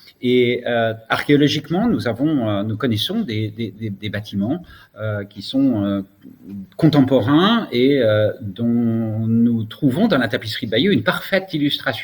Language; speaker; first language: French; native; French